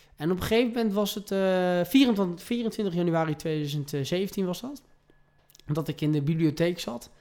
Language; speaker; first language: Dutch; early bilingual, heritage; Dutch